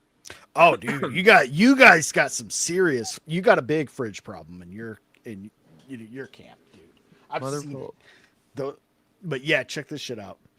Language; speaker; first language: English; native; English